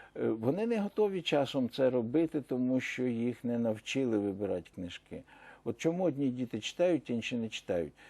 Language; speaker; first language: Ukrainian; native; Ukrainian